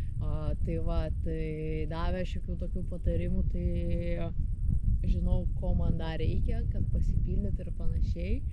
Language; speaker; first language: Lithuanian; native; Lithuanian